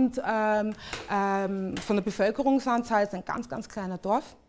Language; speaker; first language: German; early bilingual, other home language; English